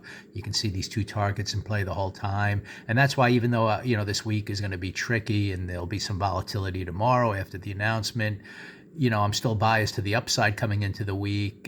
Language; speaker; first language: English; native; English